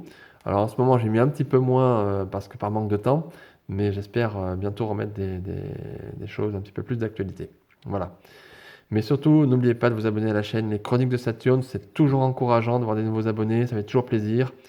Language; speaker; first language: French; native; French